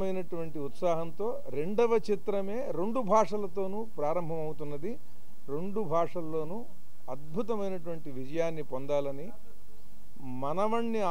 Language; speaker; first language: Telugu; native; Telugu